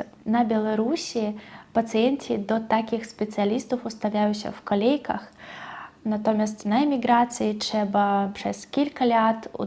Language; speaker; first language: Polish; non-native, fluent; Russian